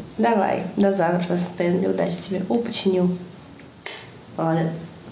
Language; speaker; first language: Russian; native; Russian